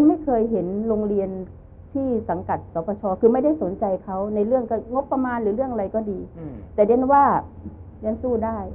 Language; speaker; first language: Thai; native; Thai